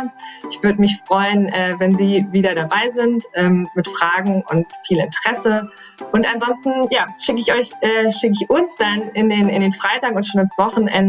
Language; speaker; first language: German; native; German